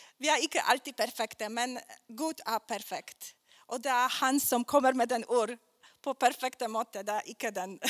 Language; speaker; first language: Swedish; non-native, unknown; Polish